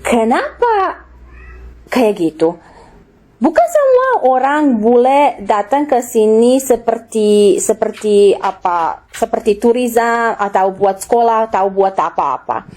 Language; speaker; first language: Indonesian; non-native, learner; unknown